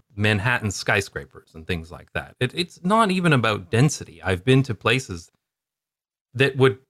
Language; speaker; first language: English; native; English